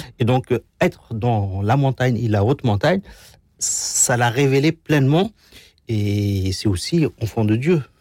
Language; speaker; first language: French; non-native, local second language; Kabyle